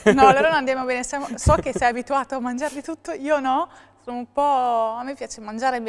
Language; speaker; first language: Italian; native; Italian